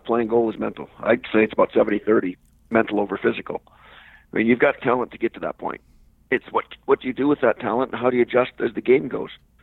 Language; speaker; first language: English; native; English